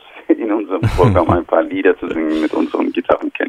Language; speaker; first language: German; non-native, fluent; Turkish